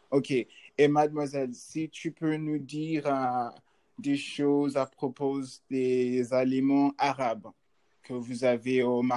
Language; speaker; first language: French; non-native, learner; English